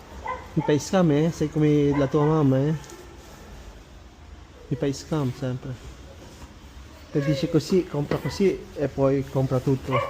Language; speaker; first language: Italian; non-native, learner; Filipino